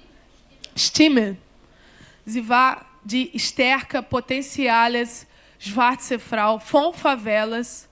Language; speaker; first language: German; non-native, learner; Portuguese